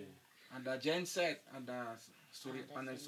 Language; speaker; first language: Indonesian; non-native, fluent; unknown